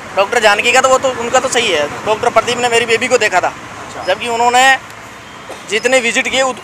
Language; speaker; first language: Hindi; native; Hindi